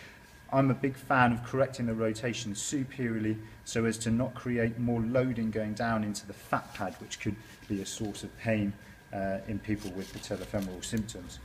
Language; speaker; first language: English; native; English